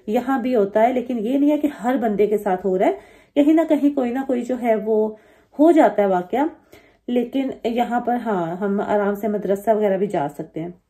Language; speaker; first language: Urdu; native; Urdu